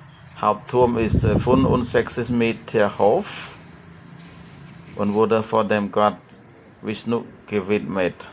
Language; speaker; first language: German; non-native, learner; Khmer